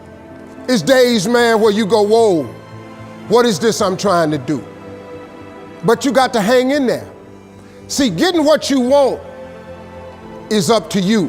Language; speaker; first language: English; native; English